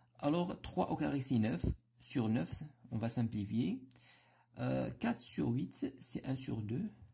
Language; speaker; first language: French; non-native, local second language; Arabic